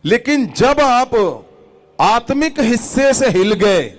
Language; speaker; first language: Hindi; non-native, local second language; Punjabi